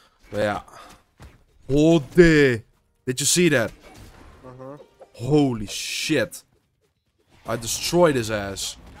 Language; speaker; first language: English; non-native, fluent; Dutch